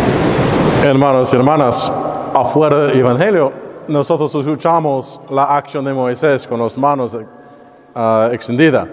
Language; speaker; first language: Spanish; non-native, learner; English